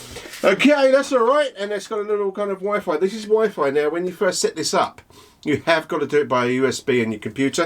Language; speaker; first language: English; native; English